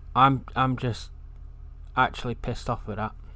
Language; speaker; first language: English; native; English